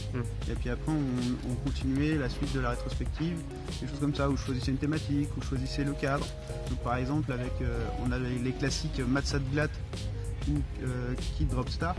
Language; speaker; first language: French; native; French